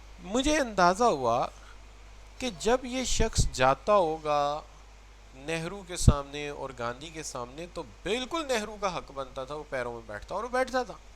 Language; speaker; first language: Urdu; native; Urdu